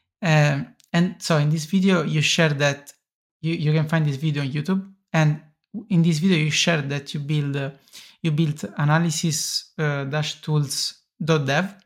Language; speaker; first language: English; non-native, fluent; Italian